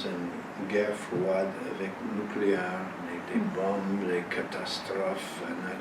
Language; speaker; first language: French; non-native, fluent; English